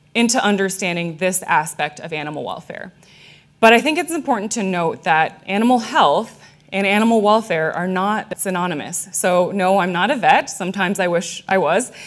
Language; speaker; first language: English; native; English